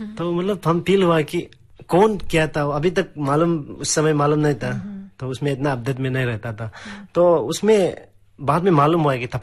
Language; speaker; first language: Hindi; non-native, local second language; Adi